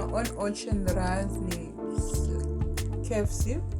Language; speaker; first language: Russian; non-native, learner; English